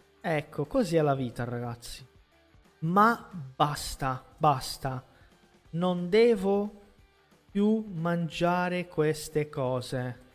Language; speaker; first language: Italian; non-native, fluent; Portuguese